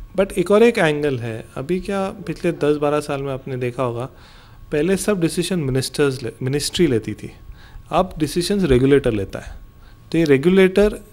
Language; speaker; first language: Hindi; non-native, local second language; Gujarati